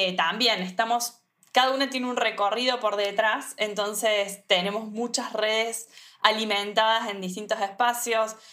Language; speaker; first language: Spanish; native; Spanish